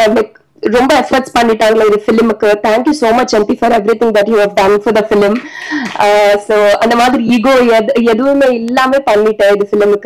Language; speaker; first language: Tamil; non-native, learner; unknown